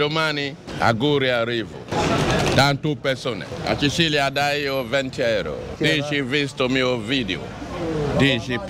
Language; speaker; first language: Italian; non-native, learner; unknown